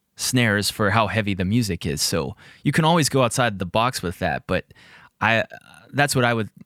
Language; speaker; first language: English; native; English